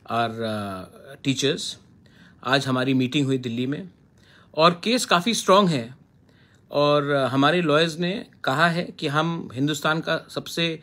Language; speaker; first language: Hindi; non-native, local second language; Kok Borok